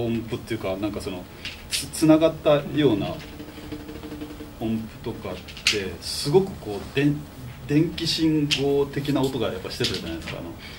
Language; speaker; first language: Japanese; native; Japanese